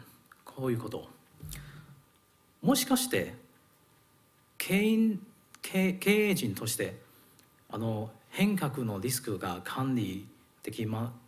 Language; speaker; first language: Japanese; non-native, learner; Cantonese